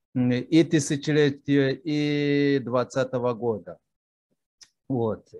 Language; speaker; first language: Russian; non-native, fluent; Kinyarwanda